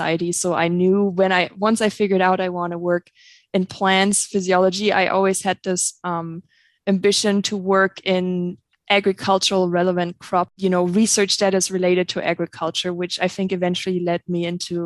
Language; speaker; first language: English; non-native, fluent; German